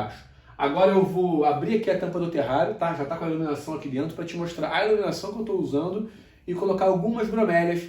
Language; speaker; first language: Portuguese; native; Portuguese